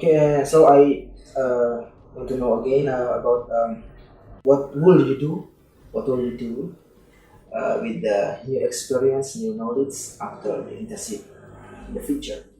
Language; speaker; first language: English; non-native, learner; Indonesian